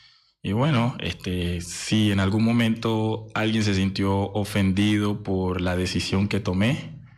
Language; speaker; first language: Spanish; native; Spanish